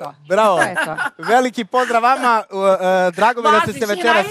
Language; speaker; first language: Bosnian; native; Bosnian